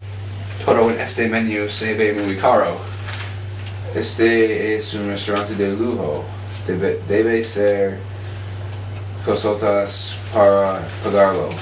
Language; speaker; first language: Spanish; non-native, learner; English